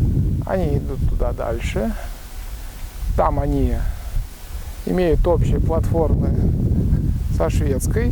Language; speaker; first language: Russian; native; Russian